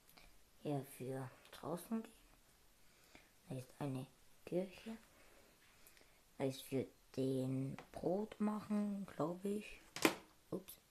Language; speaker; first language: German; non-native, learner; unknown